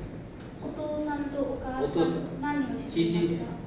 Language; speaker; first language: Japanese; non-native, fluent; Bangla